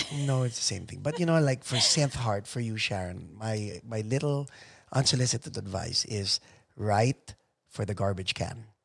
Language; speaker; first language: English; non-native, local second language; Filipino